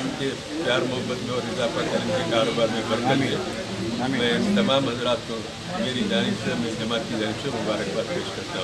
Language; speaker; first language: Urdu; native; Urdu